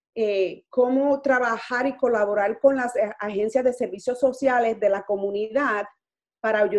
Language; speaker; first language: Spanish; early bilingual, heritage; Spanish